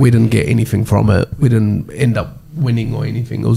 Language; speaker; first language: English; native; English